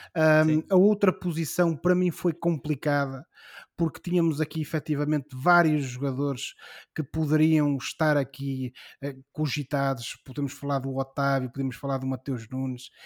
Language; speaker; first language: Portuguese; native; Portuguese